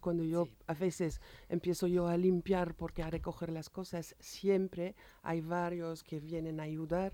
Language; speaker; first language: Spanish; non-native, fluent; French